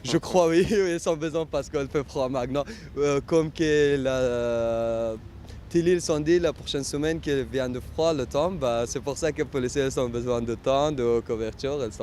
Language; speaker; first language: French; non-native, learner; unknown